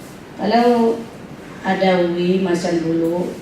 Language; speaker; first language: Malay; non-native, local second language; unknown